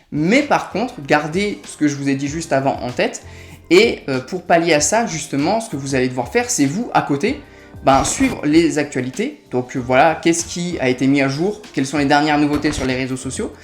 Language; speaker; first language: French; native; French